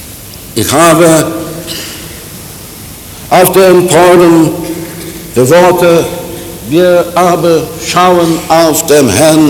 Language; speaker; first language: German; non-native, fluent; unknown